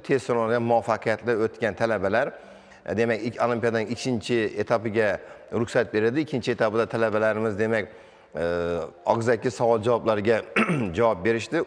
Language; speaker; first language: Uzbek; native; Uzbek